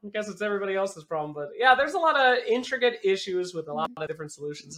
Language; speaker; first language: English; native; English